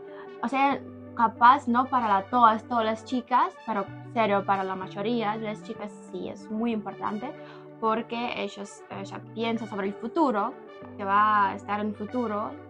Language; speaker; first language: Spanish; non-native, learner; Ukrainian